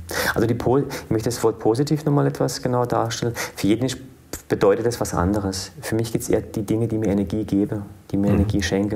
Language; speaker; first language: German; early bilingual, other home language; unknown